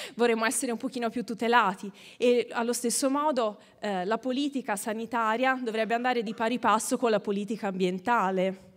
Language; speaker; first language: Italian; native; Italian